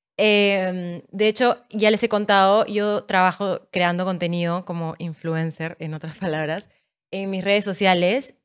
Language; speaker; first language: Spanish; native; Spanish